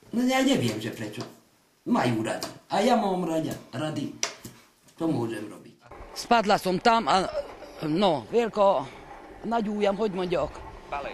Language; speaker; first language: Slovak; non-native, local second language; Hungarian